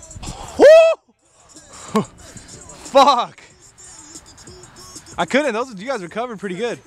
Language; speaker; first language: English; native; English